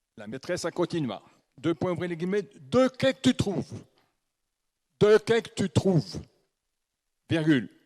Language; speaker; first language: French; native; French